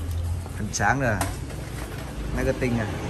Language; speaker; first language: Chinese; non-native, fluent; Vietnamese